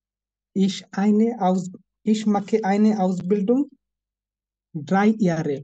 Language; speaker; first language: German; non-native, learner; Bangla